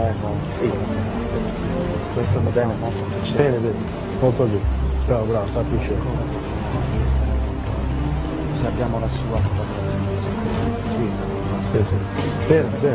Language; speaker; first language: Italian; non-native, learner; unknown